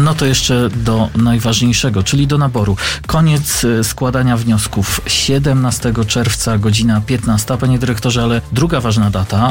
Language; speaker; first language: Polish; native; Polish